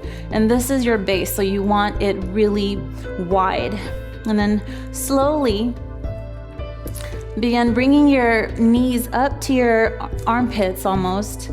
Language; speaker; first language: English; native; English